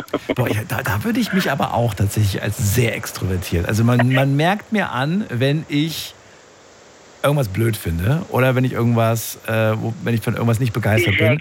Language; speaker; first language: German; native; German